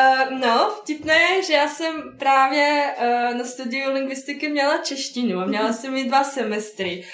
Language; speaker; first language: Czech; non-native, fluent; Bosnian